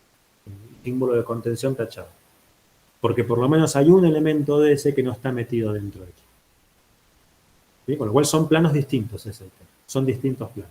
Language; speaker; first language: Spanish; native; Spanish